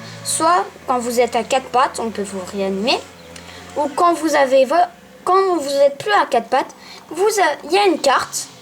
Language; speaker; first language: French; native; French